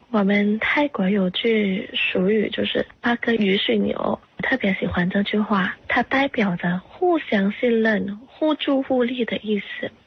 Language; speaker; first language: Chinese; non-native, fluent; Thai